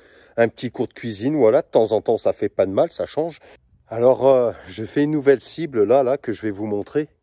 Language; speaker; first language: French; native; French